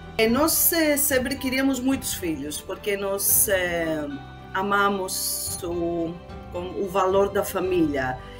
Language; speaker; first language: Portuguese; non-native, fluent; Greek